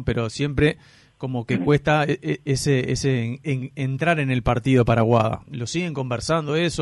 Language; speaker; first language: Spanish; native; Spanish